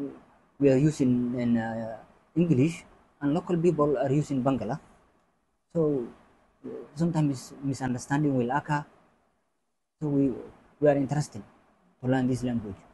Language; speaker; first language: English; non-native, fluent; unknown